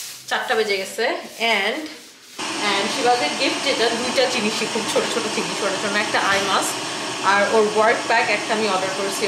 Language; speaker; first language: Bangla; early bilingual, other home language; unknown